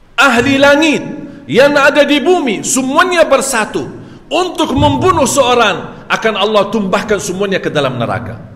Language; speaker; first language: Malay; non-native, fluent; Arabic